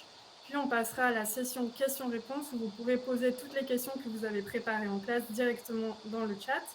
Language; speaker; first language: French; native; French